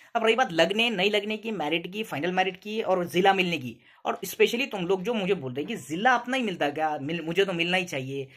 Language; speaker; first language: Hindi; non-native, local second language; Urdu